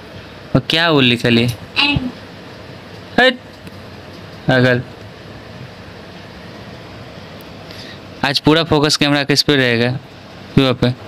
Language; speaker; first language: Hindi; native; Hindi